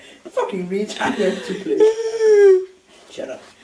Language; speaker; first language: English; non-native, learner; Danish